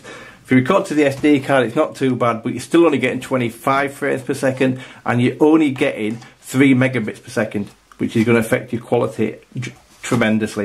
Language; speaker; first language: English; native; English